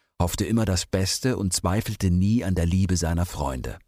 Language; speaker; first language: German; native; German